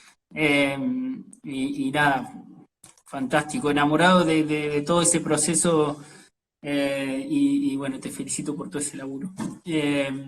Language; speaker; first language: Spanish; native; Spanish